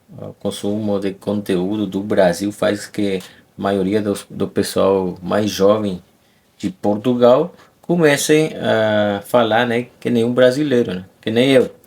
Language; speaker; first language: Portuguese; non-native, fluent; Spanish